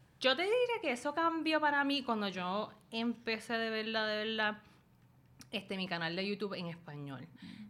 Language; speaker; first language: Spanish; early bilingual, other home language; Chinese